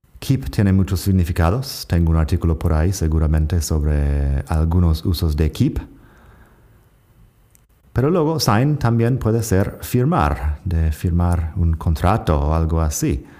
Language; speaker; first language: Spanish; non-native, fluent; English